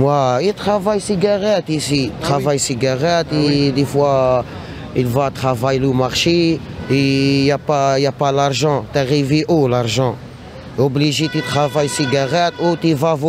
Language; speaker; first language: French; non-native, learner; Arabic